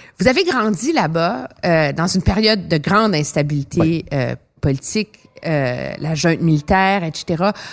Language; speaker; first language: French; native; French